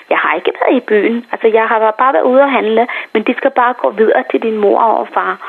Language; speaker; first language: Danish; non-native, fluent; Tamil